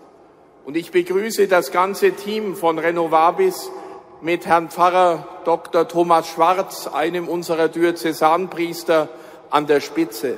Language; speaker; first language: German; native; German